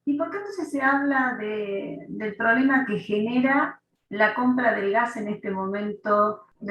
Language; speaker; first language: Spanish; native; Spanish